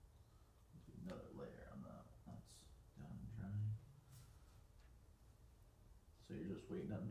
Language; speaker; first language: English; native; English